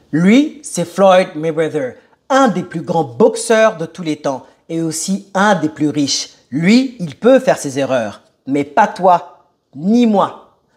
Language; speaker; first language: French; early bilingual, other home language; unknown